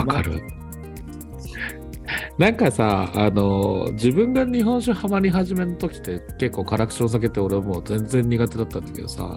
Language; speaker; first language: Japanese; native; Japanese